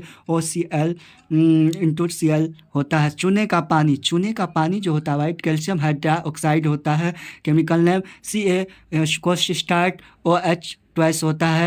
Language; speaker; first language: Hindi; native; Hindi